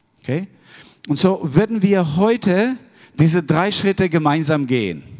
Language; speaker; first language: German; non-native, fluent; Albanian